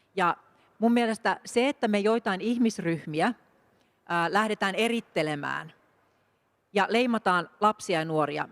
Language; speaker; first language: Finnish; native; Finnish